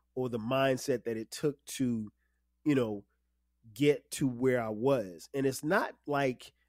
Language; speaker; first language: English; native; English